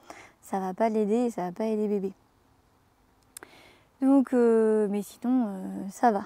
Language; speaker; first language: French; native; French